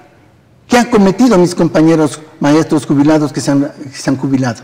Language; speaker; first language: Spanish; native; Spanish